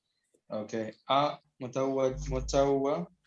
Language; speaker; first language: Arabic; non-native, learner; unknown